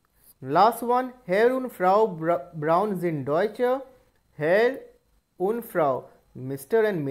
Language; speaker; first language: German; non-native, learner; Hindi